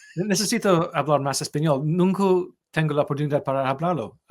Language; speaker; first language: Spanish; non-native, learner; English